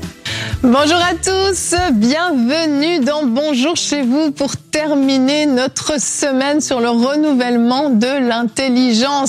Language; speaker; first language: French; native; French